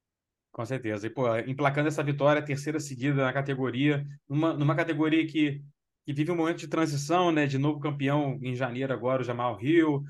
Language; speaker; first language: Portuguese; native; Portuguese